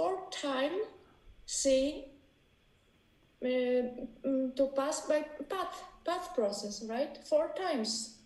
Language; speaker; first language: English; non-native, learner; Vietnamese